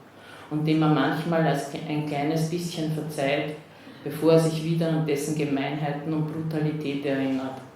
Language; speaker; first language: German; native; German